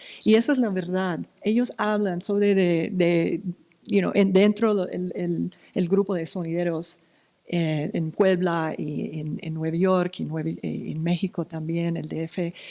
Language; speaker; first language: Spanish; non-native, fluent; English